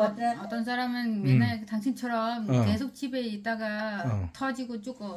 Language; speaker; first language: Korean; non-native, learner; Vietnamese